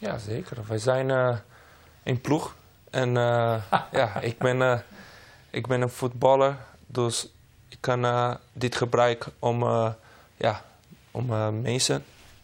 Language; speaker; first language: Dutch; non-native, learner; Portuguese